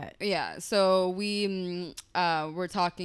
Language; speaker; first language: English; early bilingual, other home language; Spanish